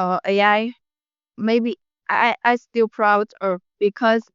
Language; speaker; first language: English; non-native, learner; Vietnamese